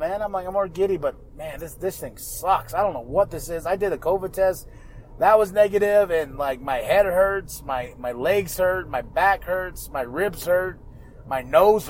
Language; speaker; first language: English; native; English